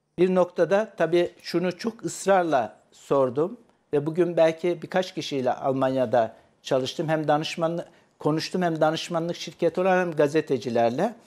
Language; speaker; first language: Turkish; native; Turkish